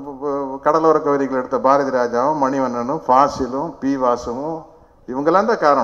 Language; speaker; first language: Tamil; native; Tamil